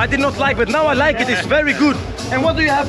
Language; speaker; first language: English; non-native, learner; Portuguese